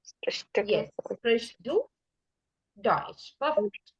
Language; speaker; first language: German; non-native, fluent; Malayalam